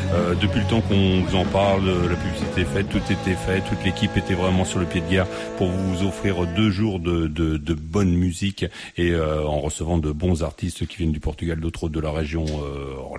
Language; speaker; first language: French; native; French